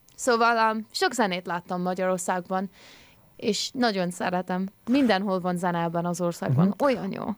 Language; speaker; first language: Hungarian; early bilingual, heritage; English